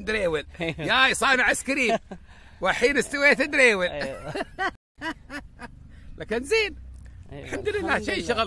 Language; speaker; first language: Arabic; native; Arabic